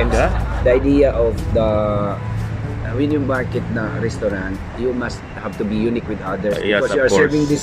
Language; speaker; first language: English; non-native, local second language; Filipino